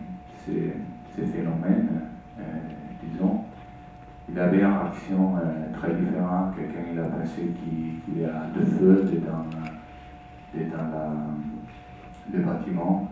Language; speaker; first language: French; non-native, fluent; Italian